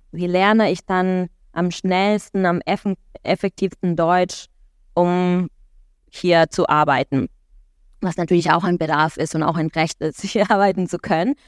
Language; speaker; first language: German; non-native, fluent; Spanish